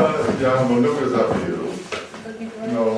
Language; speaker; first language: Russian; non-native, learner; English